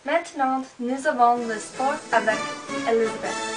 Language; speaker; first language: French; non-native, learner; English